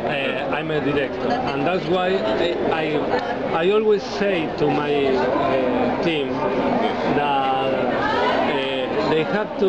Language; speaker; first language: English; non-native, learner; Spanish